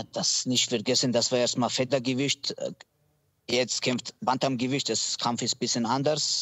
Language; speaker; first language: German; non-native, learner; Georgian